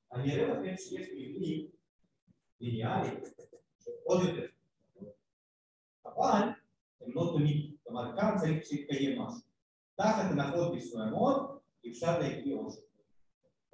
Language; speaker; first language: Hebrew; non-native, fluent; Russian